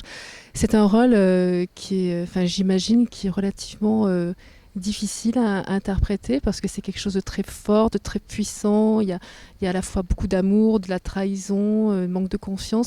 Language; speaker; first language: French; native; French